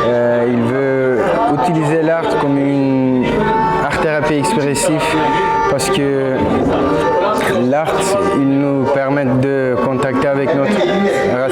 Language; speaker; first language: French; non-native, fluent; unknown